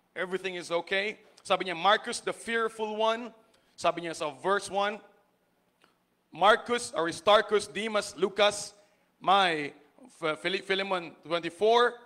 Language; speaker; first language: Filipino; non-native, local second language; Bikol